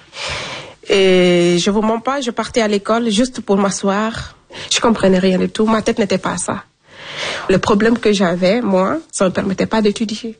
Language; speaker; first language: French; non-native, local second language; Fula